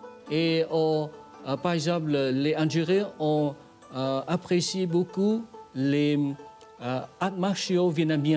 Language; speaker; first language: French; non-native, fluent; Vietnamese